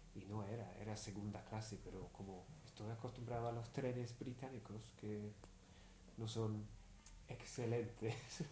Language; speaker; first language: Spanish; non-native, fluent; English